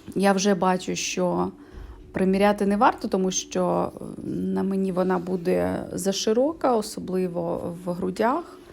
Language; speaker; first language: Ukrainian; native; Ukrainian